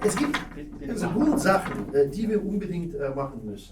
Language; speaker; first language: German; non-native, fluent; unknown